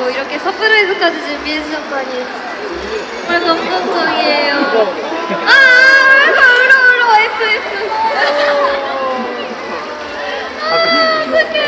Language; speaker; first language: Korean; non-native, fluent; Japanese